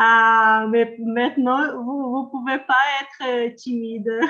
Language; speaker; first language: French; non-native, learner; Portuguese